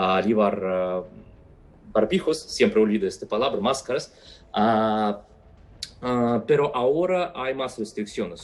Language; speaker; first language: Spanish; non-native, fluent; Russian